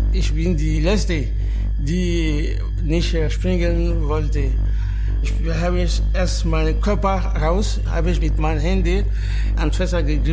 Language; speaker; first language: German; non-native, learner; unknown